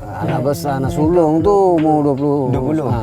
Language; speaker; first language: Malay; non-native, local second language; Tamil